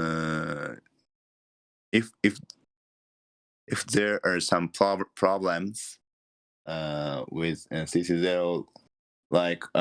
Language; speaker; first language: English; non-native, learner; Japanese